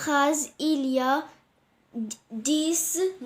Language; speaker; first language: French; non-native, learner; Arabic